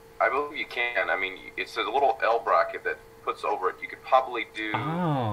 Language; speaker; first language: English; native; English